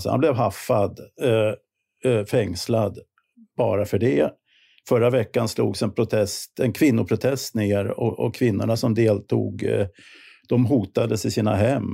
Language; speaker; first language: Swedish; native; Swedish